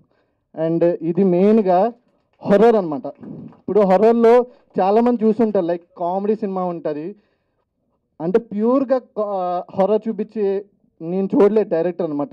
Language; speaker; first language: Telugu; native; Telugu